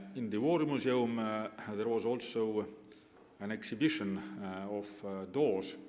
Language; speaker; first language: English; non-native, fluent; Estonian